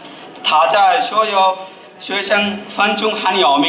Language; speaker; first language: Chinese; non-native, learner; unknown